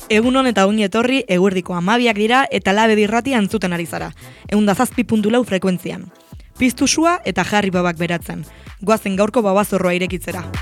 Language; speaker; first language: Basque; non-native, local second language; Spanish